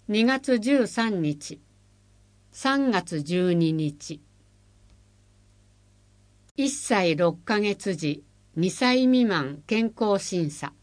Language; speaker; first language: Japanese; native; Japanese